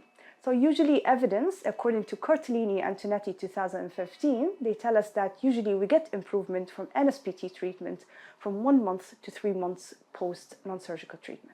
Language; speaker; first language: English; non-native, fluent; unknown